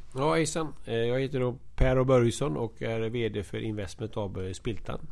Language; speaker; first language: Swedish; native; Swedish